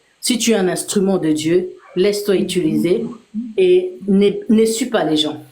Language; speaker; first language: French; non-native, local second language; Lingala